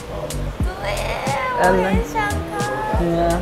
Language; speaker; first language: Chinese; non-native, fluent; Japanese